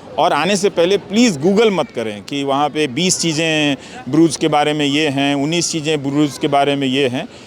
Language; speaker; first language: Hindi; native; Hindi